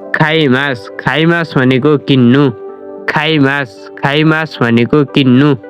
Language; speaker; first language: Nepali; native; Nepali